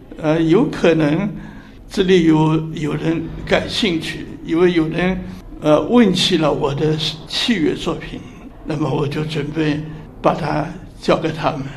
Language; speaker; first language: Chinese; native; Chinese